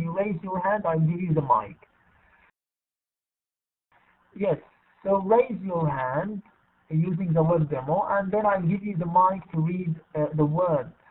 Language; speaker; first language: English; non-native, fluent; Arabic